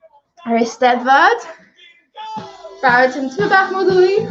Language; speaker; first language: Welsh; non-native, local second language; English